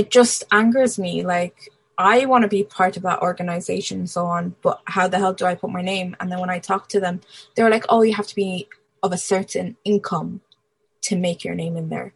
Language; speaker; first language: English; native; English